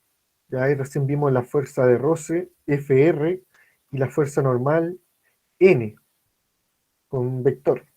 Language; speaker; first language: Spanish; native; Spanish